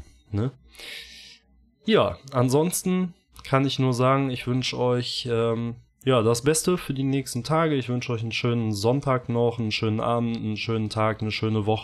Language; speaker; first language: German; native; German